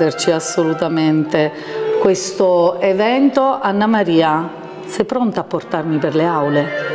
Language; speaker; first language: Italian; native; Italian